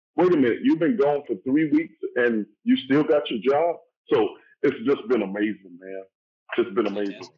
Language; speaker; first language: English; native; English